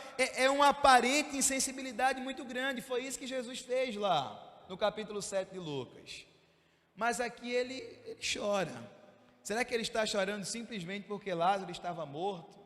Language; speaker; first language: Portuguese; native; Portuguese